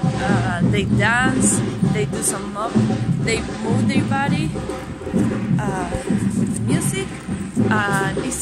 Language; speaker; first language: English; non-native, fluent; Spanish